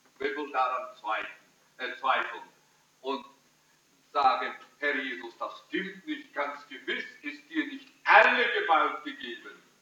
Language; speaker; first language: German; early bilingual, heritage; German